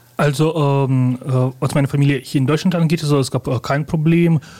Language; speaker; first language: German; early bilingual, other home language; Russian